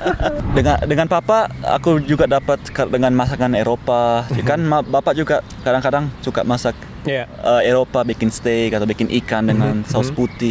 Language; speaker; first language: Indonesian; early bilingual, heritage; Indonesian